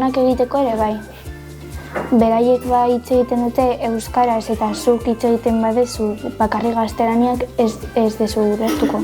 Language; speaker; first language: Basque; non-native, local second language; Spanish